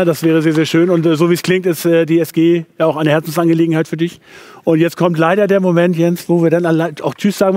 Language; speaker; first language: German; native; German